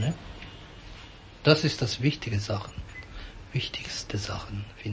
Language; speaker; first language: German; non-native, fluent; Japanese